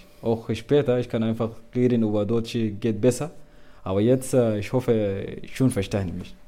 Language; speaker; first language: German; non-native, learner; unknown